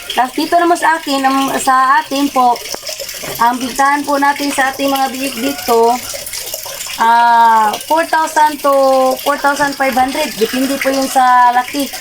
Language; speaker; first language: Filipino; non-native, local second language; Cebuano